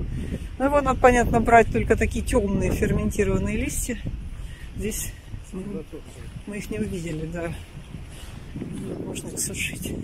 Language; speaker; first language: Russian; native; Russian